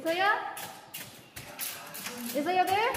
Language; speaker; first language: Korean; non-native, learner; Filipino